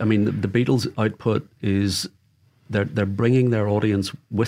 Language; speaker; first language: English; native; English